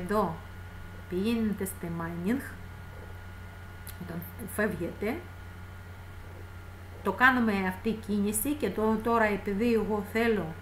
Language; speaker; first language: Greek; non-native, fluent; Russian